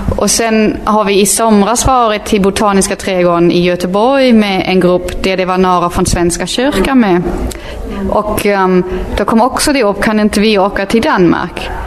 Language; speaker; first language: Swedish; native; Swedish